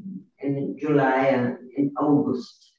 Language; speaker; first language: English; non-native, learner; Italian